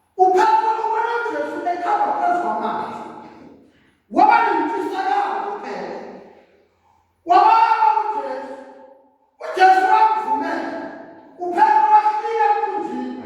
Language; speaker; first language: Zulu; non-native, local second language; Swati